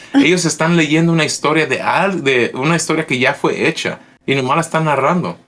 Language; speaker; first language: Spanish; early bilingual, heritage; Spanish